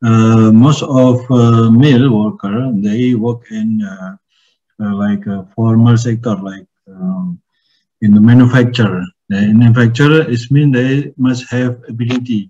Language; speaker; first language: English; non-native, learner; Indonesian